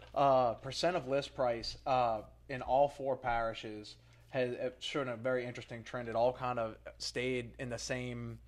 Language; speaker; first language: English; native; English